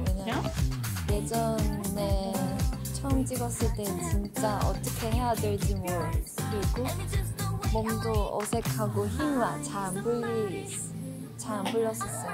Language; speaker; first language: Korean; non-native, fluent; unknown